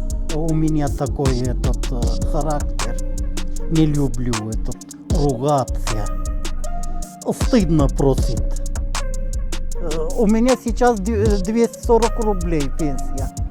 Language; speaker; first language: Russian; non-native, local second language; Turkmen